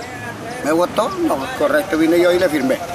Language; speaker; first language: Spanish; native; Spanish